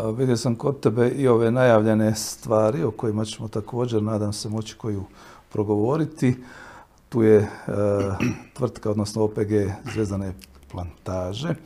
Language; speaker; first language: Croatian; native; Croatian